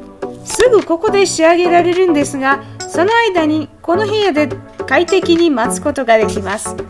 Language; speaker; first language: Japanese; non-native, fluent; Russian